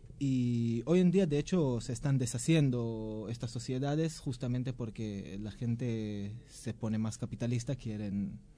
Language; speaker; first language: Spanish; non-native, fluent; Hebrew